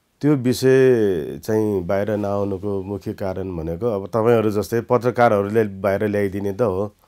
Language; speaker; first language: Nepali; non-native, local second language; Newari